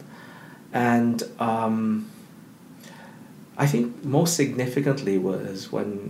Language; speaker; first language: English; non-native, local second language; Filipino